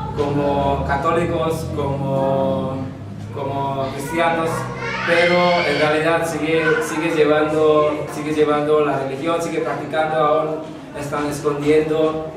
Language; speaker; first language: Spanish; non-native, fluent; Javanese